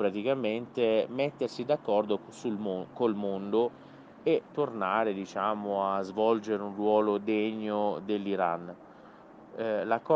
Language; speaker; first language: Italian; non-native, fluent; Persian